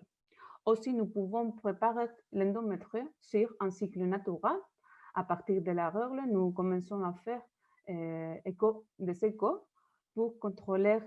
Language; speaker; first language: French; non-native, fluent; Spanish